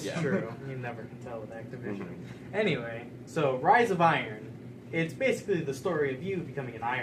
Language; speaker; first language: English; native; English